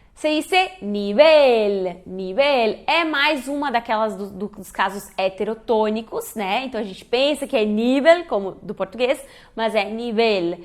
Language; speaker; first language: Portuguese; native; Portuguese